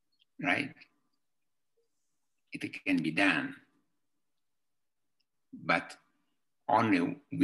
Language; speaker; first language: English; non-native, local second language; Kikuyu